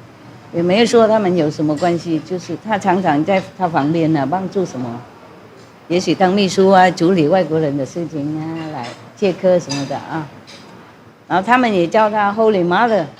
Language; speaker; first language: Chinese; non-native, fluent; Vietnamese